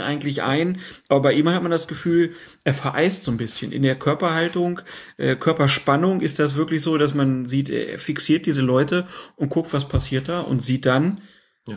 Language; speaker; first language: German; native; German